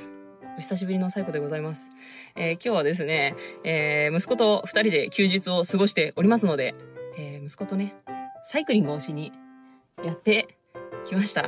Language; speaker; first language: Japanese; native; Japanese